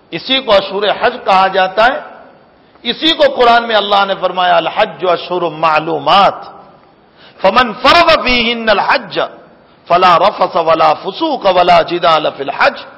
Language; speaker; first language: Urdu; native; Urdu